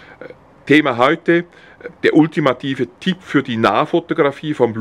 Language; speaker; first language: German; native; German